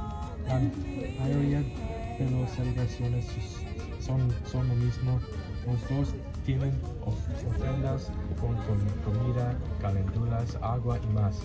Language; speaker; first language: Spanish; non-native, fluent; English